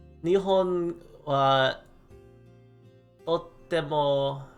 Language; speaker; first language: Japanese; non-native, learner; English